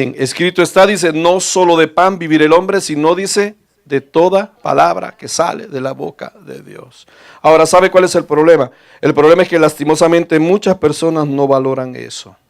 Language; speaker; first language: Spanish; native; Spanish